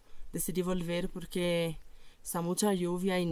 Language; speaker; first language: Spanish; non-native, fluent; Portuguese